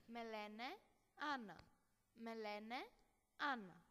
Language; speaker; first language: Greek; non-native, learner; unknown